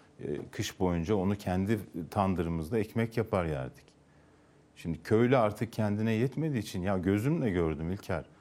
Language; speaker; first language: Turkish; native; Turkish